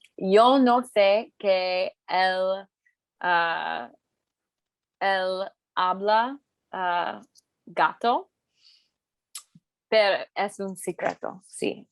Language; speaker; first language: Spanish; non-native, learner; English